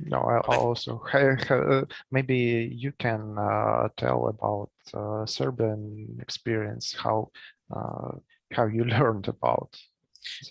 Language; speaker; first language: English; non-native, learner; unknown